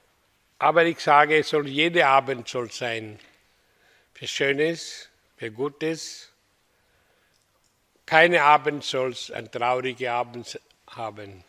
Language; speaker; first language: German; non-native, fluent; Hindi